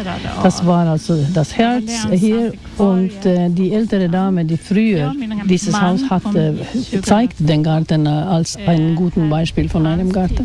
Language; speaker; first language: German; non-native, fluent; Swedish